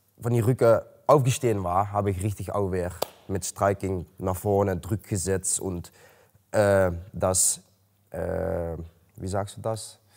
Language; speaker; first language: German; non-native, learner; Dutch